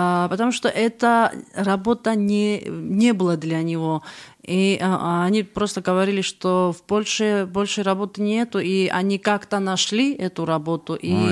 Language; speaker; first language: Russian; non-native, fluent; Georgian